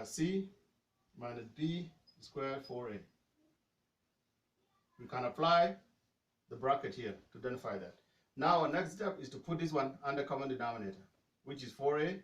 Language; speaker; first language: English; non-native, fluent; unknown